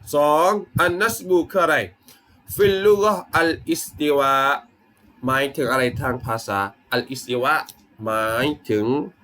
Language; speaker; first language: Thai; non-native, local second language; Malay